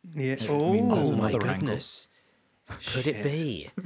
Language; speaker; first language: English; native; English